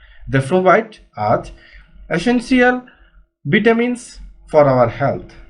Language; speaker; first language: English; non-native, local second language; Bangla